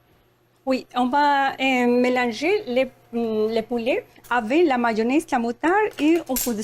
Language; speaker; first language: French; non-native, learner; Spanish